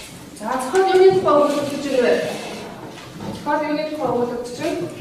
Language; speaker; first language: Mongolian; native; Mongolian